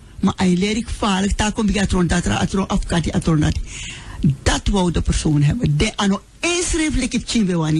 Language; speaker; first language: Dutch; non-native, local second language; Sranan Tongo